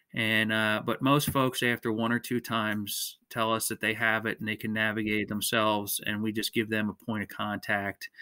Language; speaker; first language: English; native; English